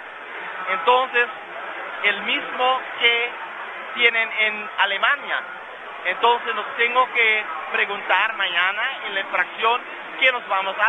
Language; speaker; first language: Spanish; non-native, learner; Dutch